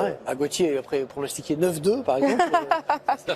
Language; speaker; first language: French; native; French